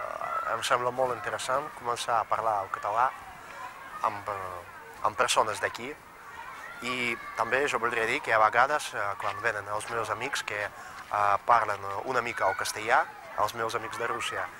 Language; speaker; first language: Catalan; non-native, fluent; Russian